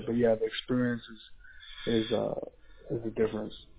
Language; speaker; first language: English; early bilingual, other home language; Spanish